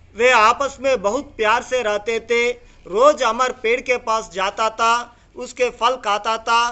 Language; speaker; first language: Hindi; non-native, local second language; Telugu